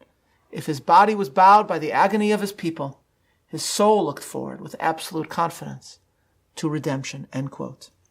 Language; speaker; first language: English; native; English